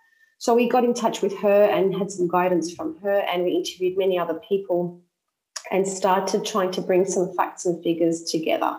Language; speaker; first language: English; native; English